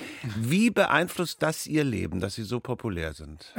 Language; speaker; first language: German; native; German